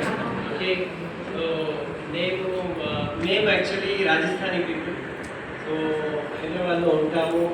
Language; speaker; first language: Telugu; non-native, local second language; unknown